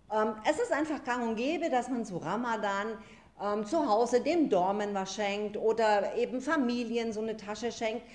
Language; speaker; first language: German; native; German